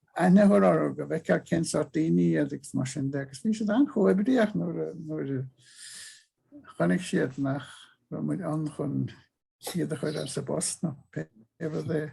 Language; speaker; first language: Irish; native; Irish